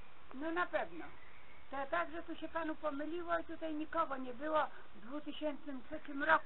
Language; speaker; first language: Polish; native; Polish